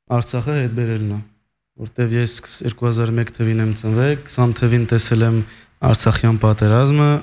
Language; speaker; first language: Armenian; early bilingual, heritage; Armenian